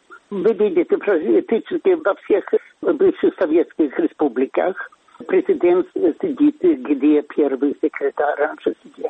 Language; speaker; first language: Russian; non-native, fluent; Swedish